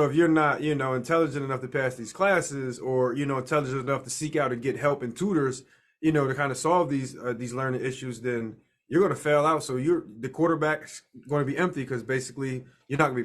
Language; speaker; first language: English; native; English